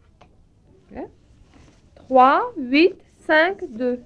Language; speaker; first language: French; native; French